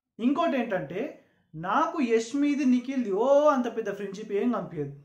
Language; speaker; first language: Telugu; non-native, local second language; Urdu